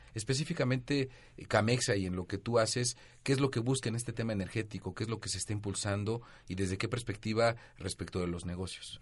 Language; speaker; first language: Spanish; native; Spanish